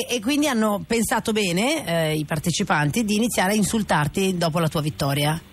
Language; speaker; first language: Italian; native; Italian